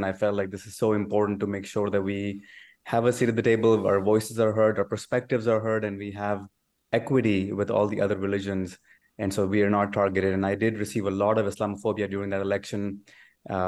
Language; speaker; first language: English; non-native, local second language; Urdu